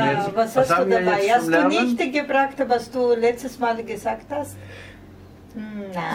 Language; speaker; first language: German; non-native, learner; Italian